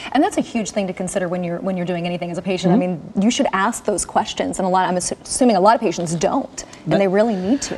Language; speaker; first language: English; native; English